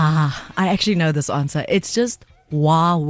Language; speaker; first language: English; native; English